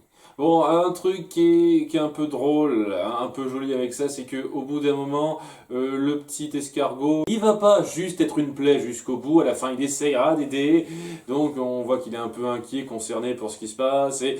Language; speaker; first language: French; native; French